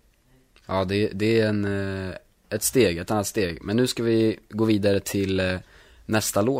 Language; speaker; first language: Swedish; native; Swedish